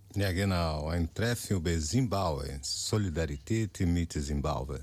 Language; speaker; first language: German; non-native, learner; Portuguese